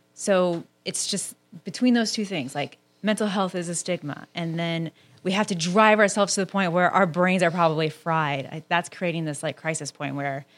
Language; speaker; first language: English; native; English